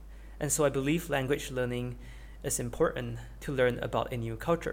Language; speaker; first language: English; non-native, local second language; Chinese